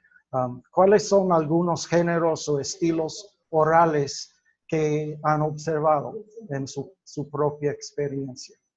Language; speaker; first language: Spanish; non-native, fluent; English